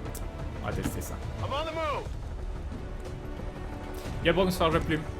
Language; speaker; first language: French; native; French